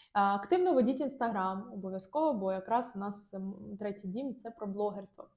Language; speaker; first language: Ukrainian; non-native, local second language; Russian